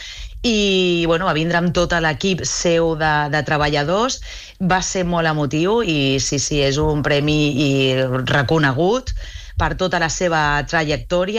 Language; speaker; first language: Catalan; native; Catalan